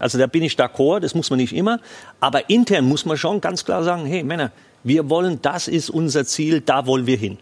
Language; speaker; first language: German; native; German